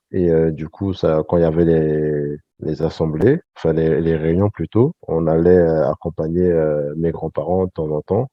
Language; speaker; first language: French; early bilingual, other home language; Sango